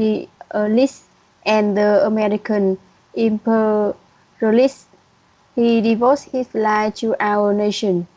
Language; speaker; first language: English; non-native, learner; Vietnamese